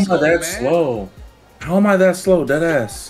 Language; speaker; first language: English; native; English